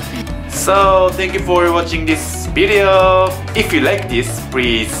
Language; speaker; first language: English; non-native, learner; Japanese